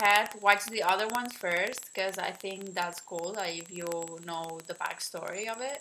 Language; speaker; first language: English; non-native, fluent; Spanish